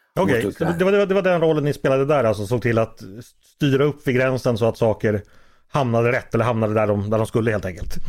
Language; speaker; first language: Swedish; native; Swedish